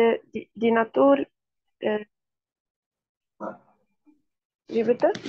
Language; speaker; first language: German; non-native, learner; Arabic